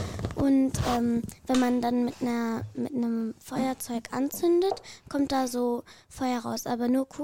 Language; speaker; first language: German; early bilingual, other home language; Kurdish